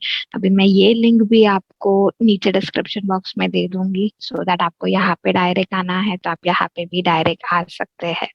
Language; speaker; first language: Hindi; native; Hindi